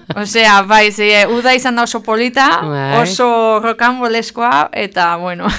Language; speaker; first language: Basque; native; Basque